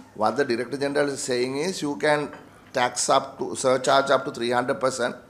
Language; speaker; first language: English; non-native, local second language; Sinhala